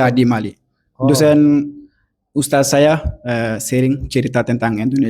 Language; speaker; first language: Indonesian; non-native, learner; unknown